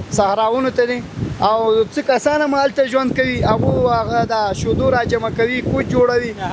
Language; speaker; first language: Pashto; non-native, local second language; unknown